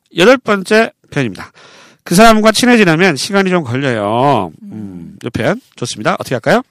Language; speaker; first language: Korean; native; Korean